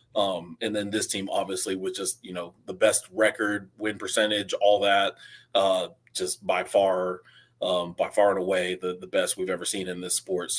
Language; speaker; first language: English; native; English